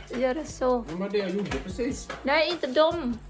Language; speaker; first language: Swedish; non-native, learner; Thai